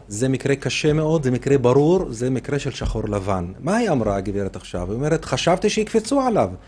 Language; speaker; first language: Hebrew; non-native, local second language; Arabic